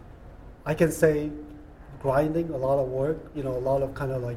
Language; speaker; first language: English; non-native, local second language; Cantonese